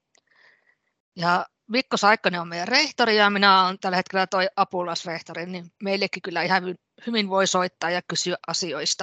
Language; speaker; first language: Finnish; native; Finnish